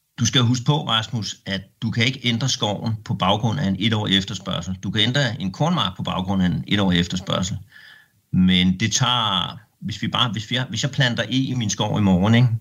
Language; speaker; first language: Danish; native; Danish